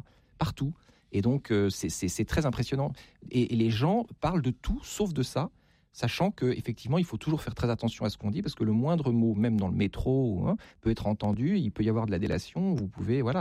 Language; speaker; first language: French; native; French